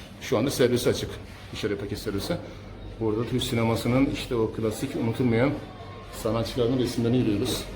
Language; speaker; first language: Turkish; native; Turkish